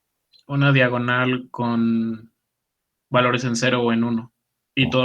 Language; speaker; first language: Spanish; native; Spanish